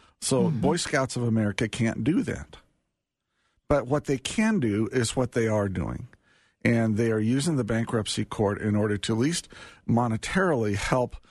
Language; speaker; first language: English; native; English